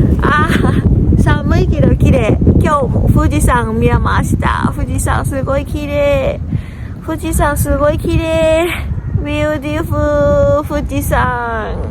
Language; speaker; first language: Japanese; non-native, learner; Thai